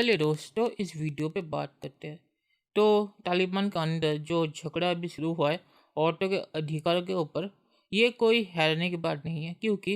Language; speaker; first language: Hindi; native; Hindi